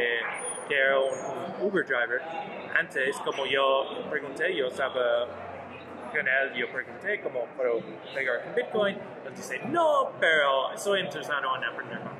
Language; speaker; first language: Spanish; non-native, learner; English